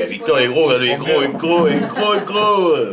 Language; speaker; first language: French; native; French